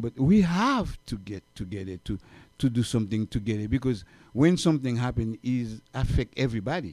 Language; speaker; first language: English; non-native, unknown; Haitian Creole